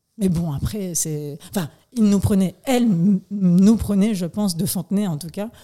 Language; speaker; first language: French; native; French